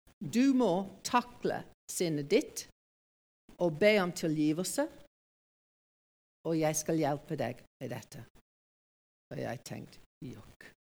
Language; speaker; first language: Norwegian; non-native, fluent; English